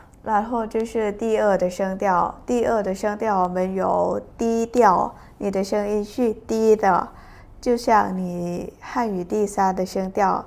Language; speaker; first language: Chinese; non-native, fluent; Thai